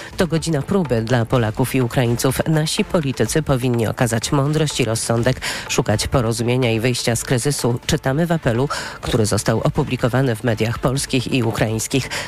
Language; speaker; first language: Polish; native; Polish